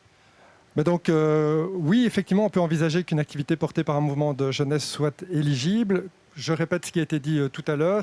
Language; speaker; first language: French; native; French